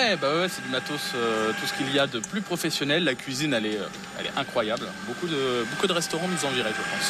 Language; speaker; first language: French; native; French